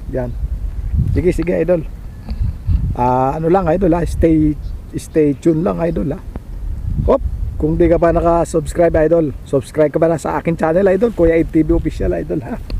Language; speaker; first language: Filipino; native; Filipino